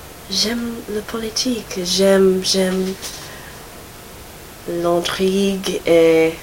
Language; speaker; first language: French; non-native, learner; English